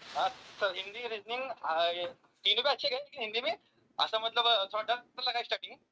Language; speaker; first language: Hindi; native; Hindi